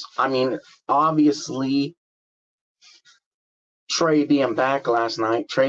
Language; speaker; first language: English; native; English